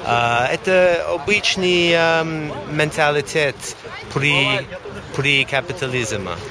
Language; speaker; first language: Russian; non-native, learner; English